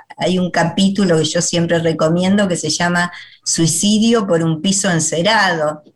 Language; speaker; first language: Spanish; native; Spanish